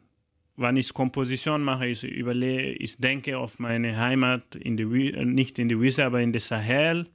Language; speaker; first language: German; non-native, learner; Fula